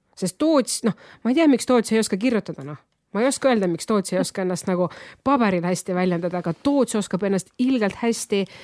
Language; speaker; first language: Estonian; non-native, local second language; Russian